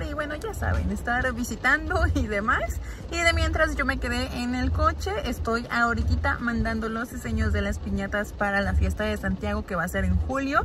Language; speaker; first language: Spanish; native; Spanish